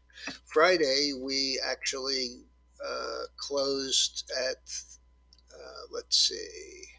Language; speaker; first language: English; native; English